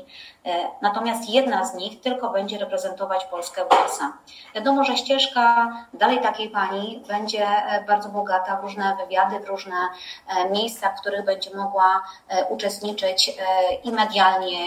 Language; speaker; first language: Polish; native; Polish